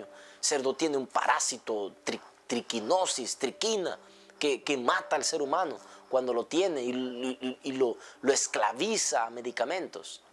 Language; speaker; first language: Spanish; native; Spanish